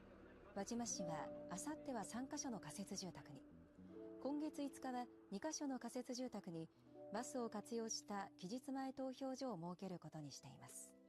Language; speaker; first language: Japanese; native; Japanese